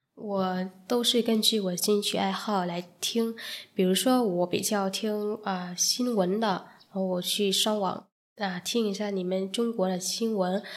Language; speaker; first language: Chinese; non-native, fluent; Vietnamese